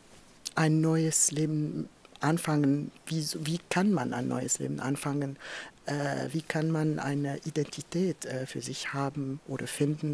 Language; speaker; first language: German; non-native, fluent; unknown